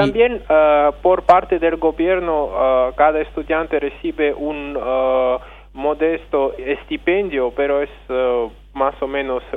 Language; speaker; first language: Spanish; non-native, fluent; Russian